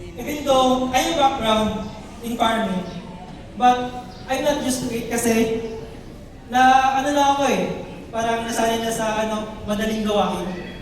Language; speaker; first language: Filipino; non-native, local second language; Cebuano